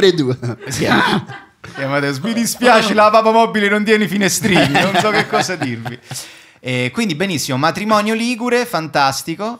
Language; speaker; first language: Italian; native; Italian